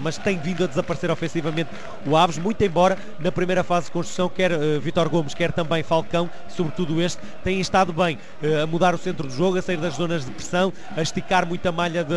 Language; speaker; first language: Portuguese; native; Portuguese